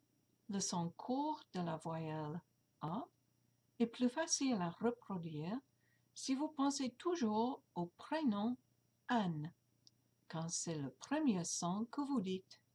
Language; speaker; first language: French; non-native, fluent; English